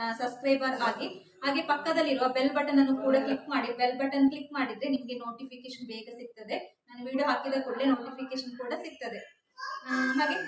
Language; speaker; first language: Kannada; native; Kannada